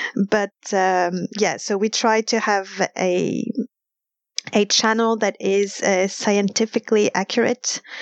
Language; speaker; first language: English; non-native, fluent; French